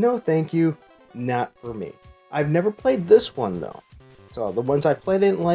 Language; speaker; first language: English; native; English